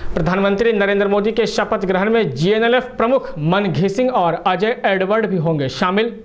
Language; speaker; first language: Hindi; native; Hindi